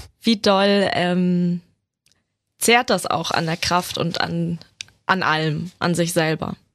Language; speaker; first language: German; native; German